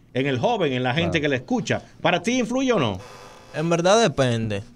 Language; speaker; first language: Spanish; native; Spanish